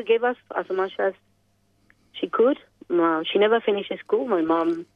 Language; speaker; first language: English; non-native, fluent; Spanish